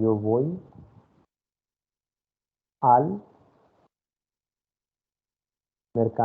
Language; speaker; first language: Spanish; non-native, fluent; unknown